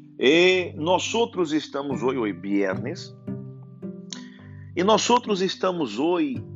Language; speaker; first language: Portuguese; non-native, learner; Spanish